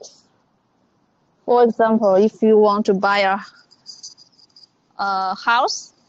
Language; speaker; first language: English; non-native, learner; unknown